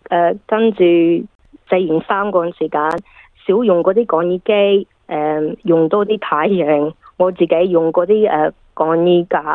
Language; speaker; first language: Cantonese; early bilingual, heritage; English